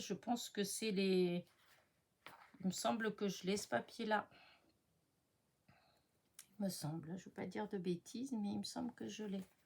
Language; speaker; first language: French; native; French